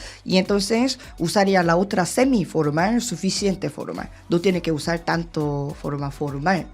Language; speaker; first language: Spanish; non-native, learner; Korean